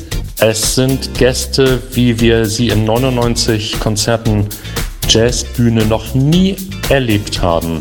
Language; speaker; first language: German; native; German